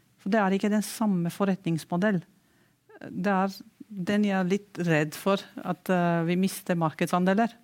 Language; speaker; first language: Norwegian; non-native, fluent; Romanian